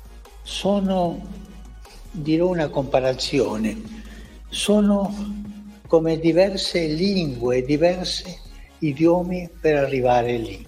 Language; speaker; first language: Italian; non-native, fluent; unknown